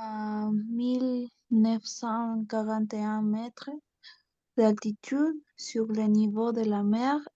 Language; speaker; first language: French; non-native, learner; Spanish